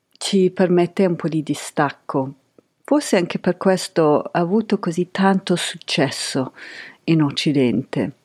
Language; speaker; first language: Italian; non-native, fluent; English